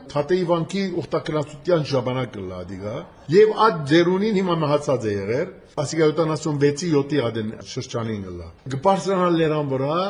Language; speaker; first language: Armenian; early bilingual, heritage; Armenian